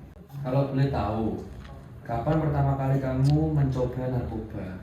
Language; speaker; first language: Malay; non-native, fluent; Indonesian